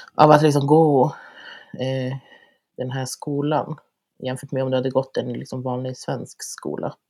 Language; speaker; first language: Swedish; native; Swedish